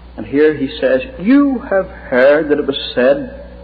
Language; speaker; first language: English; native; English